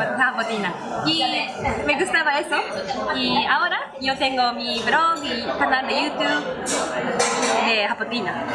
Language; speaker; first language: Spanish; non-native, learner; Japanese